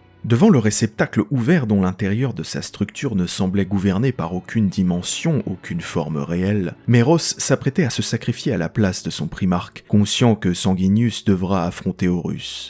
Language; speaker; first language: French; native; French